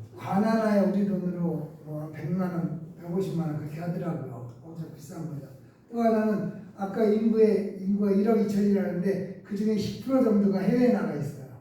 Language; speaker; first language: Korean; native; Korean